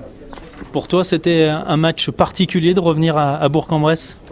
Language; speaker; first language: French; native; French